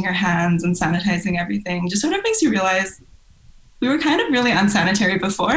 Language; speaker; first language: English; non-native, local second language; Cantonese